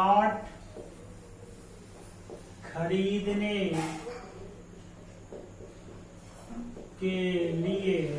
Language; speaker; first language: Hindi; native; Hindi